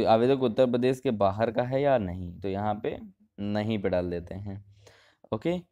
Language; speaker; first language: Hindi; native; Hindi